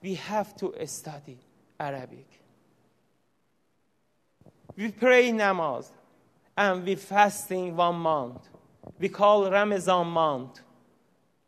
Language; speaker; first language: English; non-native, learner; Persian